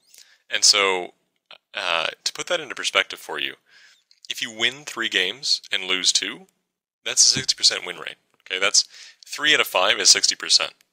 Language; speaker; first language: English; native; English